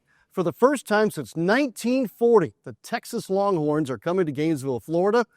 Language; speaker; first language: English; native; English